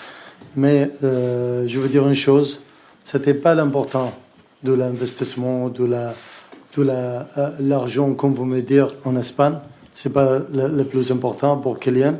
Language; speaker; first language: French; non-native, learner; Arabic